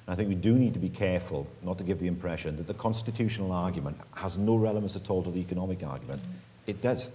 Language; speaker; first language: English; native; English